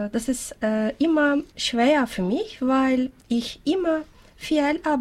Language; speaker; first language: German; non-native, learner; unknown